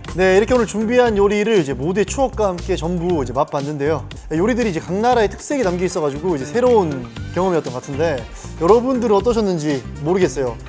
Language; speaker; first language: Korean; native; Korean